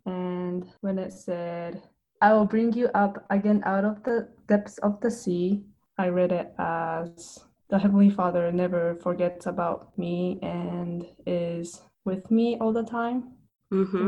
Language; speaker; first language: English; non-native, fluent; Japanese